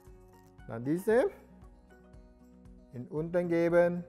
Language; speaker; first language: German; non-native, learner; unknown